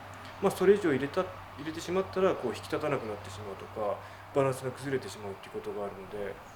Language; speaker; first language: Japanese; native; Japanese